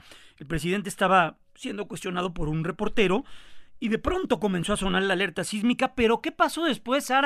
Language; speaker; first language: Spanish; native; Spanish